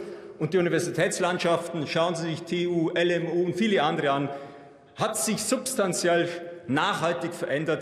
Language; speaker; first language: German; native; German